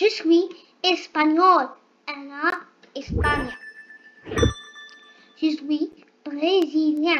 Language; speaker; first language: French; non-native, learner; Arabic